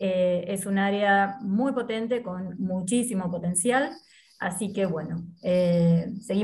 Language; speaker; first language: Spanish; native; Spanish